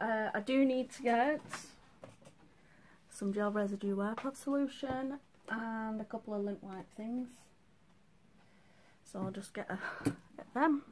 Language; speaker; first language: English; native; English